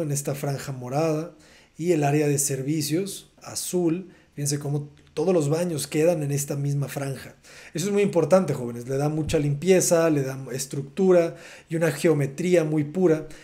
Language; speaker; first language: Spanish; native; Spanish